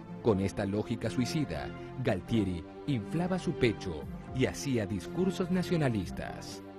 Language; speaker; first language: Spanish; native; Spanish